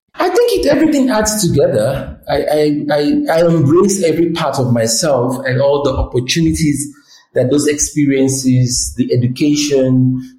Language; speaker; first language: English; non-native, local second language; Yoruba